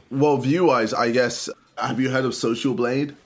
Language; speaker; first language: English; native; English